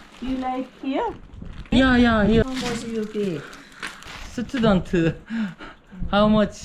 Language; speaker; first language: English; non-native, learner; Korean